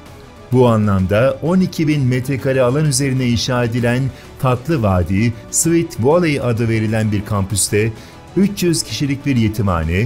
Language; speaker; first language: Turkish; native; Turkish